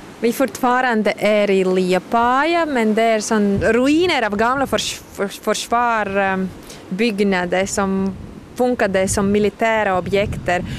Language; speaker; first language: Swedish; non-native, fluent; Latvian